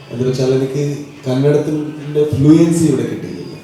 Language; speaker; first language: Malayalam; non-native, local second language; Kannada